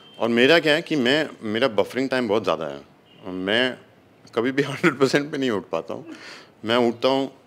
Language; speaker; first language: Hindi; native; Hindi